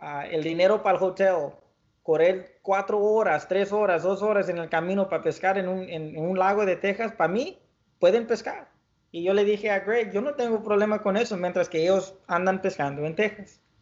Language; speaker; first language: Spanish; early bilingual, heritage; Spanish